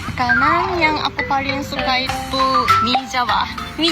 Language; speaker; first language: Indonesian; non-native, learner; Japanese